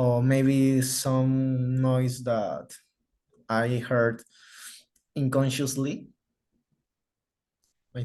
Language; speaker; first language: English; non-native, learner; Spanish